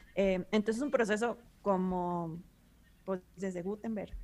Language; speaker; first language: Spanish; native; Spanish